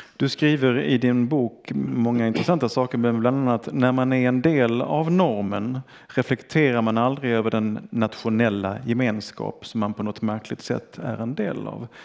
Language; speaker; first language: Swedish; native; Swedish